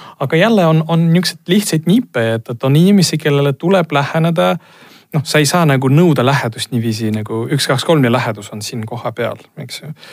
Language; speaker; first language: Estonian; non-native, local second language; Russian